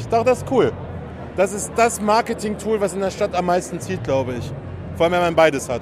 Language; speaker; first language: German; native; German